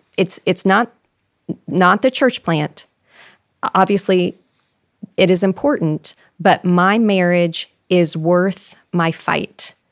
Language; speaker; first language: English; native; English